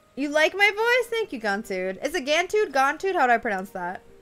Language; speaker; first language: English; native; English